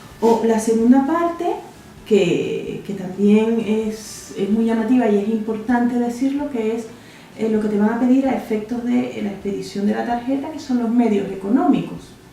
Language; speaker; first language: Spanish; native; Spanish